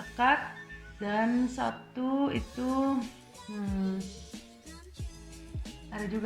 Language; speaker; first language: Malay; early bilingual, heritage; Malay